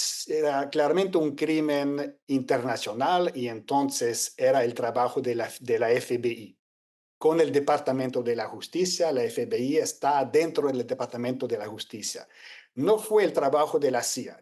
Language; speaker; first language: Spanish; non-native, fluent; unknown